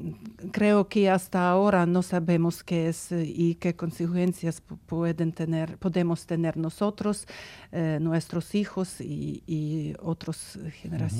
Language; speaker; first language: Spanish; non-native, learner; Ukrainian